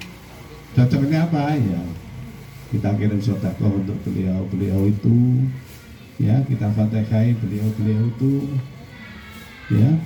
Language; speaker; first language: Indonesian; non-native, local second language; Javanese